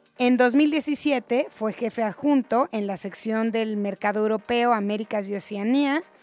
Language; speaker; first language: Spanish; native; Spanish